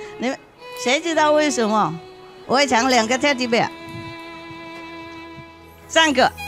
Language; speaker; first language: Chinese; non-native, fluent; Vietnamese